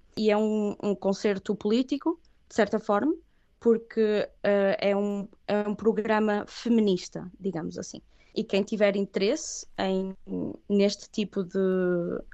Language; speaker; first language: Portuguese; early bilingual, other home language; Catalan